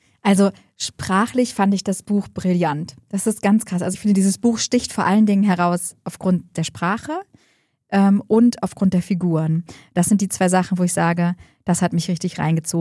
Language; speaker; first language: German; native; German